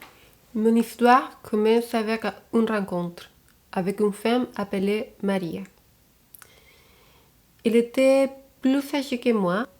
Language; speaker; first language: French; non-native, fluent; Spanish